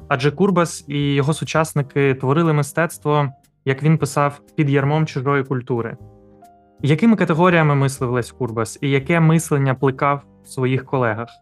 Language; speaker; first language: Ukrainian; native; Ukrainian